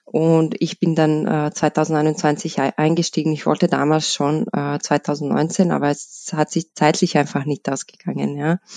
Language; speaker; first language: German; non-native, fluent; Bosnian